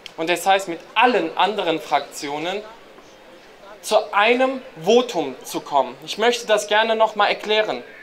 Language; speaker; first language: German; early bilingual, other home language; Greek